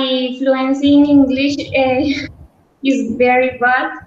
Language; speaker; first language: English; non-native, learner; Spanish